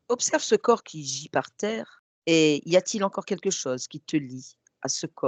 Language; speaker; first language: French; native; French